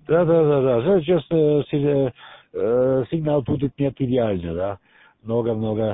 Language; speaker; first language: Russian; non-native, learner; German